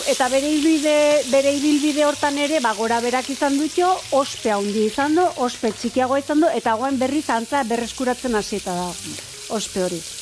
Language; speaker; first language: Basque; native; Basque